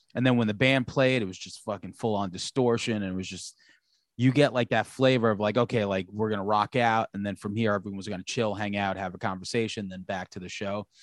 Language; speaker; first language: English; native; English